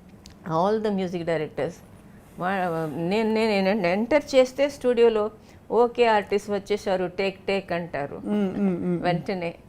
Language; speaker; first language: Telugu; non-native, fluent; Tamil